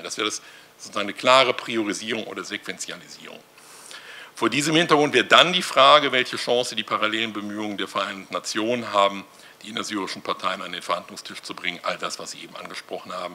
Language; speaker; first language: German; native; German